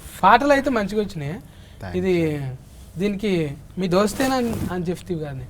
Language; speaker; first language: Telugu; native; Telugu